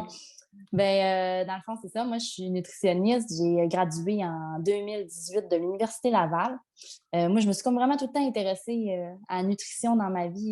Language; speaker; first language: French; native; French